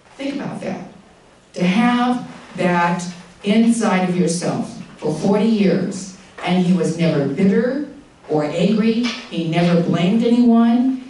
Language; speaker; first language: English; native; English